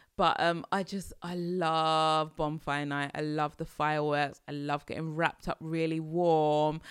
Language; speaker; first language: English; native; English